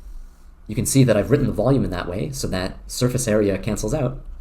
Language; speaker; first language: English; native; English